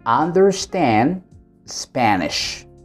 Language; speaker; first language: English; non-native, fluent; Spanish